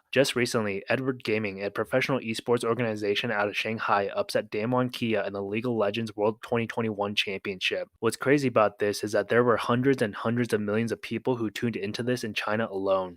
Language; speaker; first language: English; native; English